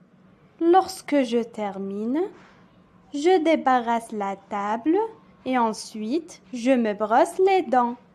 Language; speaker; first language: French; non-native, local second language; Arabic